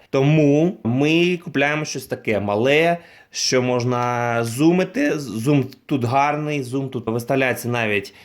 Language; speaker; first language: Ukrainian; non-native, local second language; Russian